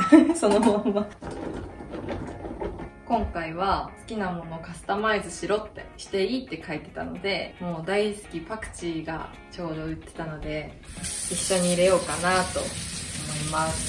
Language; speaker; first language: Japanese; native; Japanese